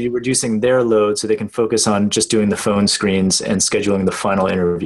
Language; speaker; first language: English; native; English